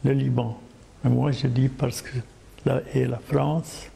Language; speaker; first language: French; non-native, local second language; Arabic